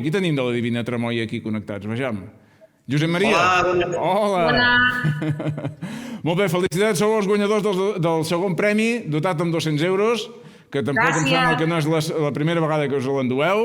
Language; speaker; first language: Catalan; native; Catalan